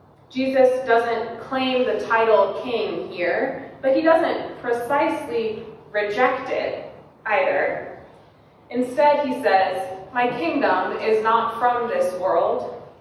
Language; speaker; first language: English; native; English